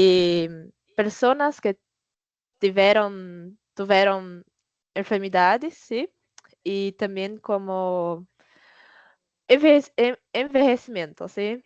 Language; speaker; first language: Spanish; non-native, learner; Portuguese